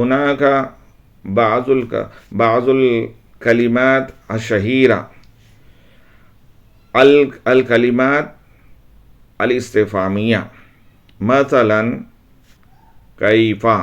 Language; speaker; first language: Arabic; non-native, fluent; Urdu